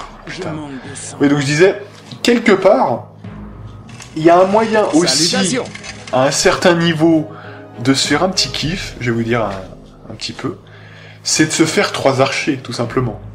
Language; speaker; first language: French; native; French